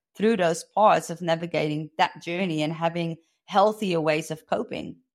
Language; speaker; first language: English; non-native, fluent; Dutch